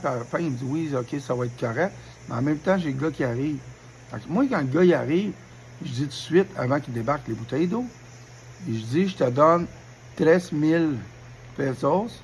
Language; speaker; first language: French; native; French